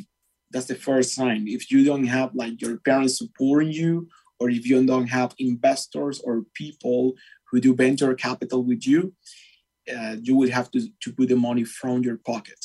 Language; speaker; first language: English; non-native, fluent; Spanish